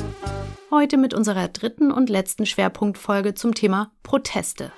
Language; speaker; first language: German; native; German